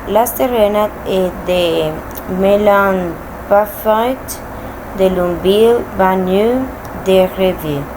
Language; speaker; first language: French; non-native, learner; Spanish